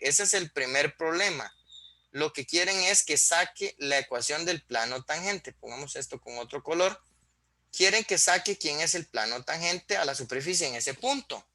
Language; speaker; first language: Spanish; native; Spanish